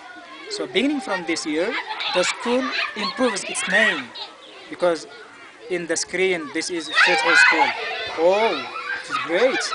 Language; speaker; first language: English; non-native, local second language; Tigrinya